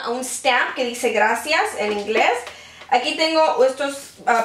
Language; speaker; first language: Spanish; early bilingual, heritage; Spanish